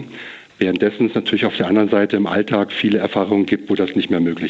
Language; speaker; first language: German; native; German